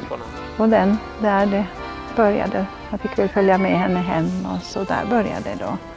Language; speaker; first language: Swedish; native; Swedish